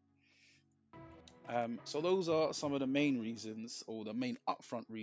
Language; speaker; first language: English; native; English